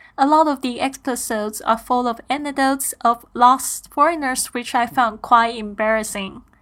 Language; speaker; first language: English; non-native, fluent; Chinese